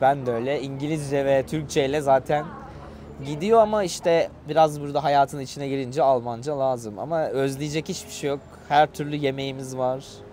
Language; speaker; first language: Turkish; native; Turkish